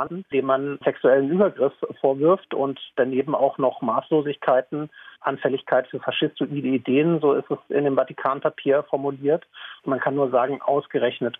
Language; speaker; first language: German; native; German